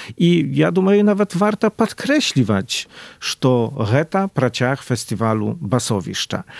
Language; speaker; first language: Belarusian; native; Belarusian